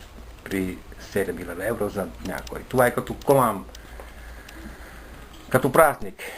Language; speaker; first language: Bulgarian; non-native, learner; Finnish